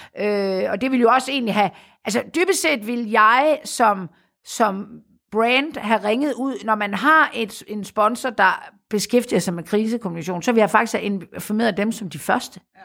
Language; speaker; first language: Danish; native; Danish